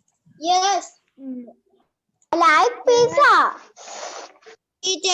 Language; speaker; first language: English; non-native, learner; Sinhala